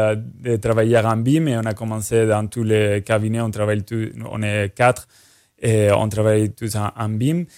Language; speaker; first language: French; non-native, fluent; Spanish